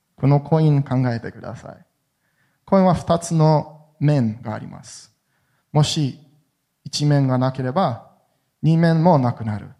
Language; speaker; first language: Japanese; non-native, fluent; Hebrew